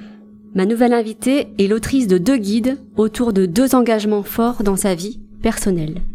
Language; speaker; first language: French; native; French